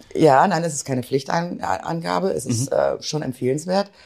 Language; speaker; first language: German; native; German